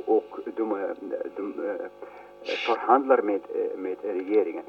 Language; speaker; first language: Swedish; non-native, fluent; Arabic